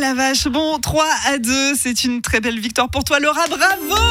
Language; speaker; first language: French; native; French